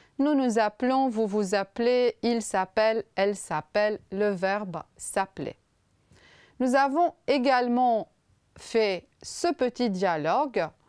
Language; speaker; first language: French; non-native, fluent; Romanian